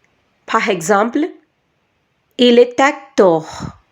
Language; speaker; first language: French; non-native, fluent; Telugu